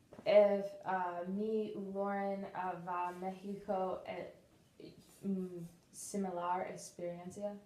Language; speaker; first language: Spanish; non-native, learner; English